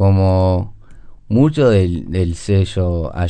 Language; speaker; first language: Spanish; non-native, learner; English